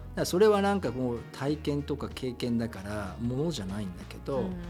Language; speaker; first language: Japanese; native; Japanese